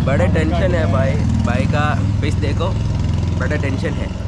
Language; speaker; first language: Hindi; non-native, local second language; Malayalam